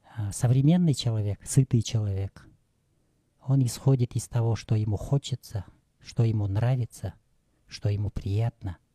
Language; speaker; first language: Russian; non-native, local second language; Kyrgyz